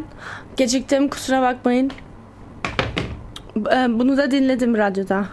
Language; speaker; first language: Turkish; early bilingual, heritage; Turkish